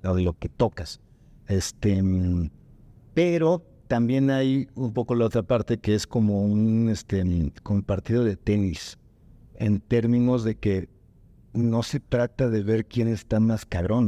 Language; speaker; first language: Spanish; native; Spanish